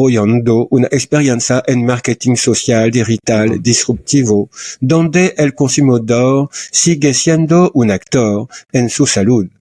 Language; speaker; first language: Spanish; non-native, learner; French